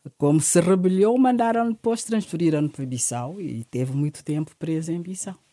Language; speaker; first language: Portuguese; non-native, local second language; Upper Guinea Crioulo